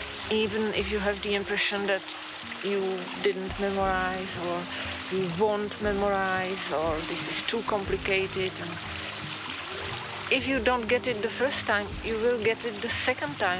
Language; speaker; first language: English; non-native, fluent; Czech